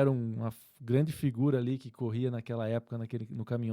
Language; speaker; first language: Portuguese; native; Portuguese